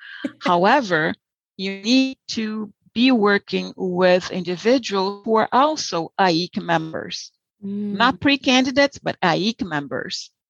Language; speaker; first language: English; non-native, fluent; Portuguese